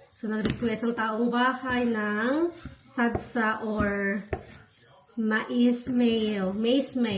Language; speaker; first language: Filipino; non-native, local second language; Hiligaynon